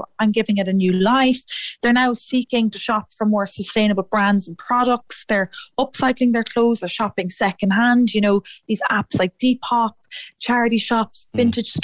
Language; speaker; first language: English; native; English